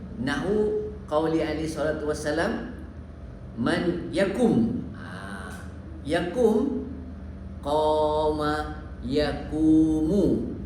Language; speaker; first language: Arabic; non-native, fluent; Malay